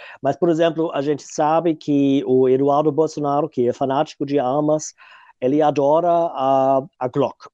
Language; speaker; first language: Portuguese; non-native, fluent; German